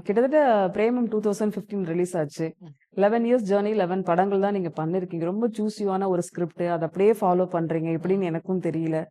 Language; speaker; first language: Tamil; native; Tamil